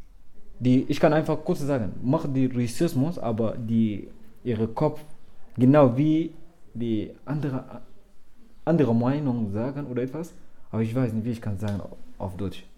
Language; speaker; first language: German; non-native, learner; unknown